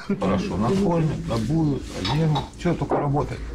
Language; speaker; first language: Russian; native; Russian